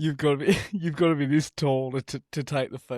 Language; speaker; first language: English; native; English